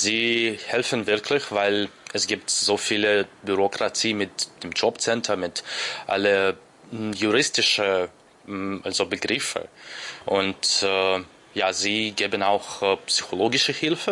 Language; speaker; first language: German; non-native, learner; Ukrainian